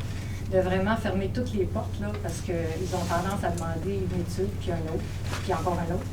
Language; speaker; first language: French; native; French